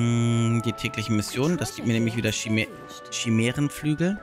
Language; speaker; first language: German; native; German